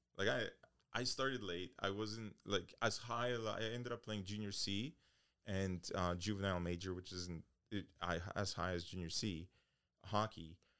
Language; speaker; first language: English; early bilingual, other home language; Polish